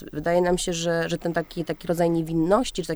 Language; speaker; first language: Polish; native; Polish